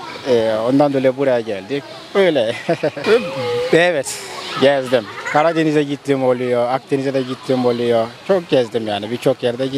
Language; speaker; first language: Turkish; non-native, fluent; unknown